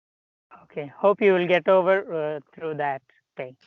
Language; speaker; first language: English; non-native, local second language; Telugu